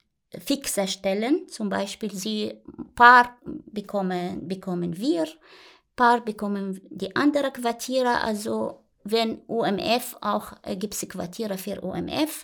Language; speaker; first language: German; non-native, learner; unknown